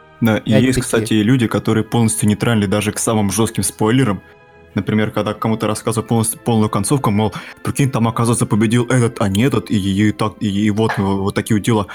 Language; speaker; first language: Russian; native; Russian